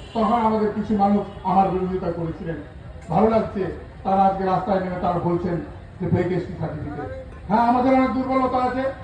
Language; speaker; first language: Bangla; non-native, local second language; Santali